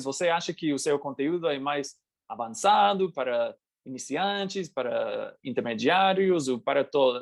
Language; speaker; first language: Portuguese; non-native, fluent; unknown